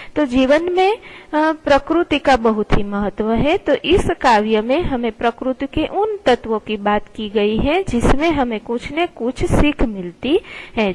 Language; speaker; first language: Hindi; non-native, local second language; Gujarati